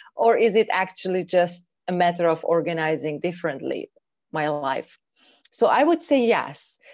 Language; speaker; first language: English; non-native, fluent; Hungarian